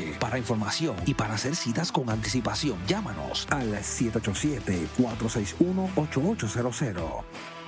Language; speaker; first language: Spanish; native; Spanish